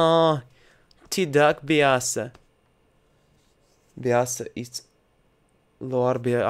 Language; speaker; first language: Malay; non-native, learner; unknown